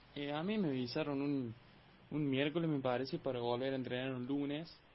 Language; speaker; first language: Spanish; native; Spanish